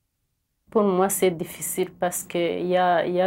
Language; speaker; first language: French; non-native, local second language; Kinyarwanda